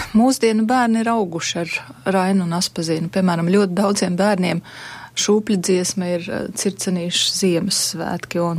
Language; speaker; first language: Latvian; native; Latvian